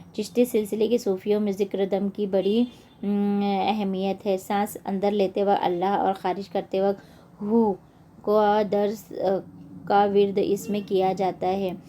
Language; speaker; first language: Urdu; native; Urdu